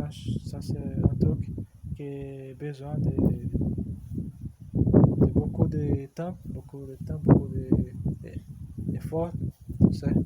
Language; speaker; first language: French; non-native, learner; Portuguese